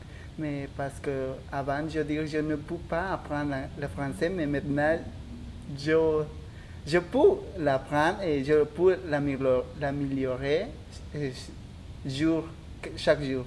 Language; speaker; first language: French; non-native, learner; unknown